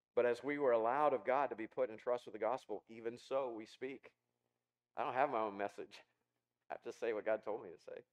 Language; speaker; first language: English; native; English